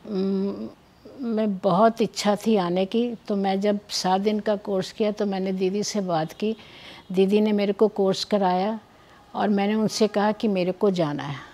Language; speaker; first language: Hindi; native; Hindi